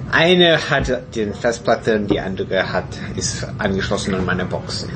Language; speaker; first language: German; non-native, fluent; English